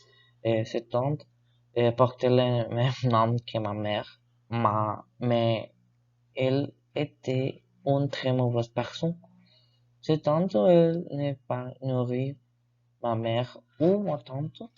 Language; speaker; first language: French; non-native, learner; Spanish